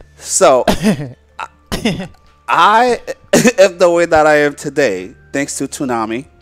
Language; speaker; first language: English; native; English